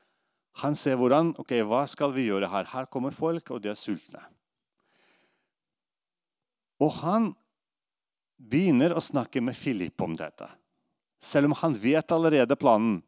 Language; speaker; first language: Swedish; non-native, fluent; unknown